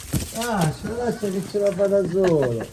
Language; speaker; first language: Italian; native; Italian